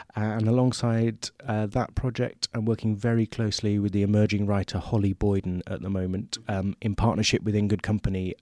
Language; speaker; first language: English; native; English